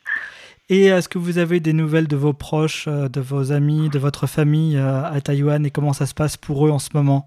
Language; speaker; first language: French; native; French